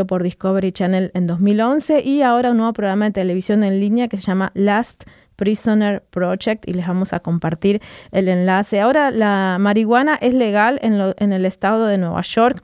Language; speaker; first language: Spanish; native; Spanish